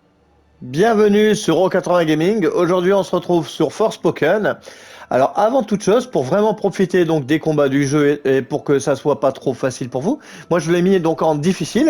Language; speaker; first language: French; native; French